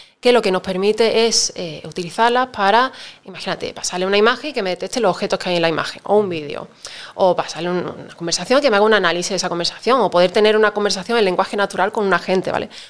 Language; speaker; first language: Spanish; native; Spanish